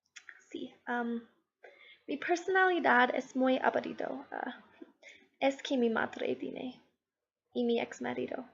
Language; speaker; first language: Spanish; non-native, learner; English